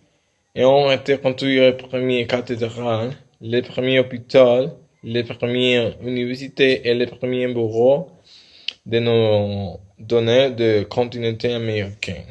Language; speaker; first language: French; non-native, learner; Spanish